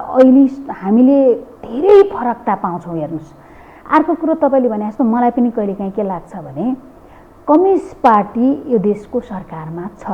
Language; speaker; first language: Nepali; non-native, local second language; Dangaura Tharu